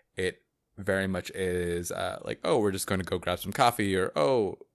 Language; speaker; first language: English; native; English